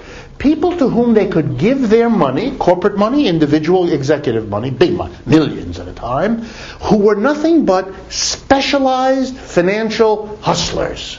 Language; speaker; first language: English; native; English